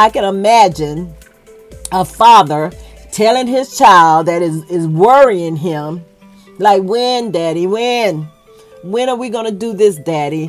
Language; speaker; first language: English; native; English